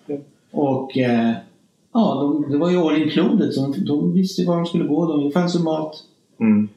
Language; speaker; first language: Swedish; early bilingual, other home language; Spanish